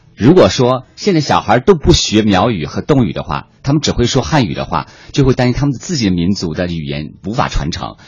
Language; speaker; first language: Chinese; native; Chinese